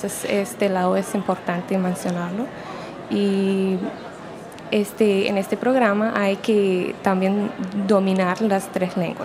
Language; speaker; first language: Spanish; non-native, fluent; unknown